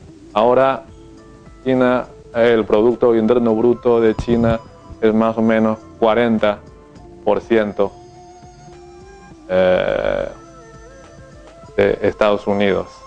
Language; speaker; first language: Spanish; non-native, fluent; Chinese